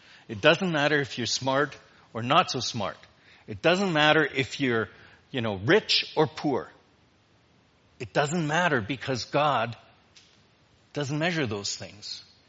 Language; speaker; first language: English; native; English